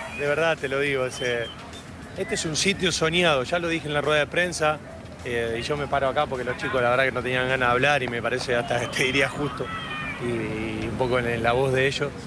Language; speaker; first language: Spanish; native; Spanish